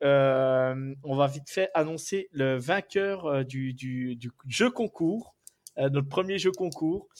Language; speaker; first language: French; native; French